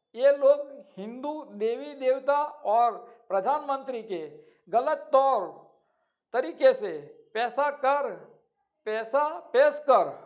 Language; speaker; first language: Hindi; non-native, local second language; Gujarati